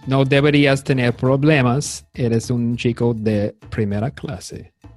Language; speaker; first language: Spanish; non-native, fluent; English